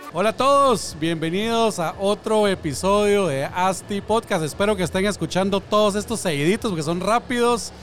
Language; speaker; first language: Spanish; native; Spanish